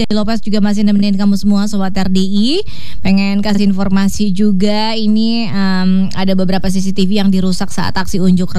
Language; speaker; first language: Indonesian; native; Indonesian